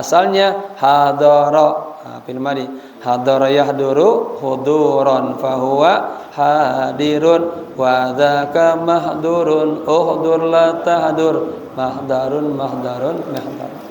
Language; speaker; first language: Arabic; non-native, fluent; Indonesian